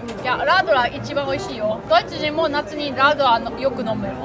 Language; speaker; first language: Japanese; non-native, fluent; German